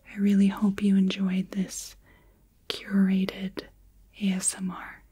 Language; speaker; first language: English; native; English